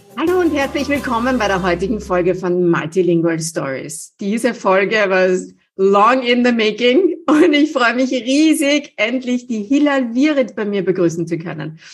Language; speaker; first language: German; native; German